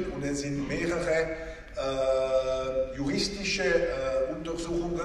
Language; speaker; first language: German; non-native, local second language; French